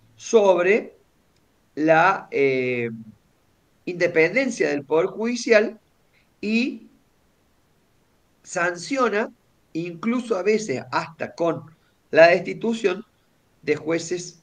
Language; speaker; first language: Spanish; native; Spanish